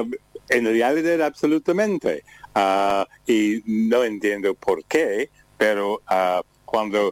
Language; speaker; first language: Spanish; non-native, learner; English